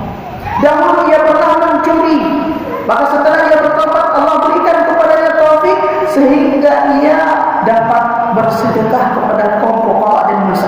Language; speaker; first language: Indonesian; native; Indonesian